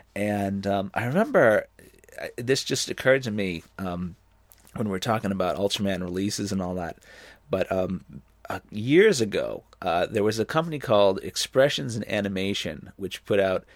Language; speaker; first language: English; native; English